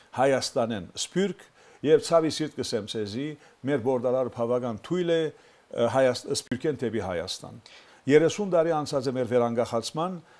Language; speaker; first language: Armenian; early bilingual, heritage; Armenian